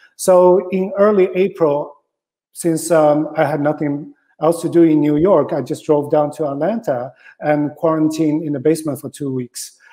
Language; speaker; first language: English; non-native, fluent; Chinese